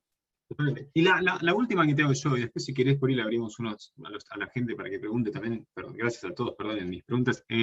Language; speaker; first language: Spanish; native; Spanish